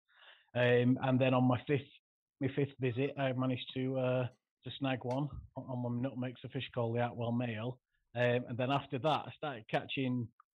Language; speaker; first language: English; native; English